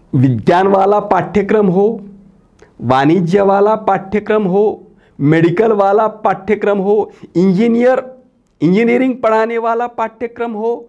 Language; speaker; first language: Hindi; non-native, local second language; Marathi